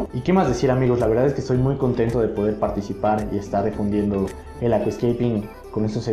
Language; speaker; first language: Spanish; native; Spanish